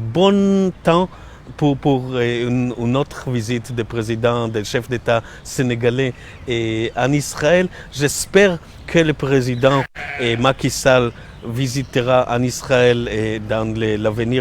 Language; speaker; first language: French; non-native, learner; Hebrew